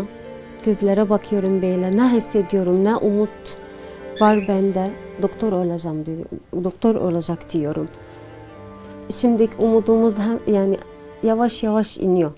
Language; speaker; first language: Turkish; non-native, learner; Arabic